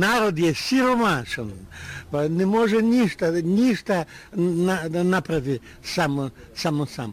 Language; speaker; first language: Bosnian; non-native, learner; Russian